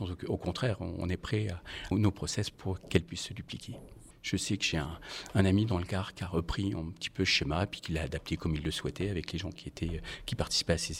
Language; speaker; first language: French; native; French